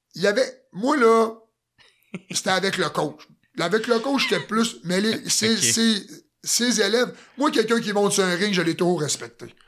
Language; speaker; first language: French; native; French